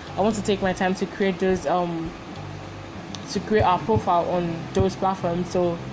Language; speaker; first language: English; non-native, local second language; Igbo